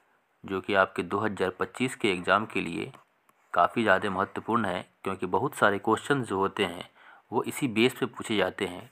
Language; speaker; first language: Hindi; native; Hindi